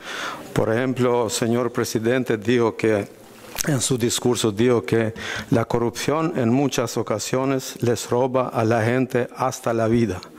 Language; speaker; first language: Spanish; non-native, fluent; Albanian